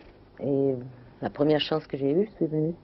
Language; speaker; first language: French; non-native, fluent; German